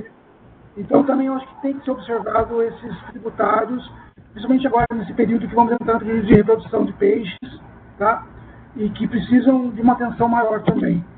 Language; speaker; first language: Portuguese; native; Portuguese